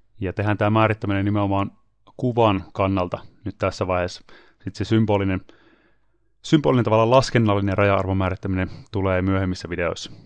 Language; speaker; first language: Finnish; native; Finnish